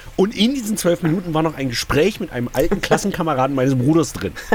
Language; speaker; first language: German; native; German